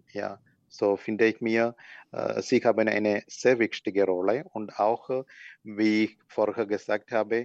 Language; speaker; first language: German; non-native, learner; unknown